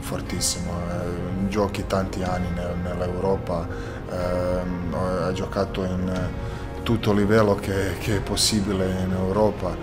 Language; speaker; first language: Italian; non-native, learner; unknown